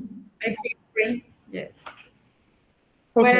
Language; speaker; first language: English; non-native, learner; Spanish